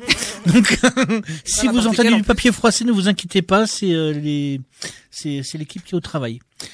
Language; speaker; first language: French; native; French